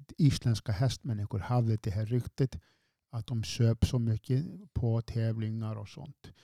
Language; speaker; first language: Swedish; non-native, fluent; Icelandic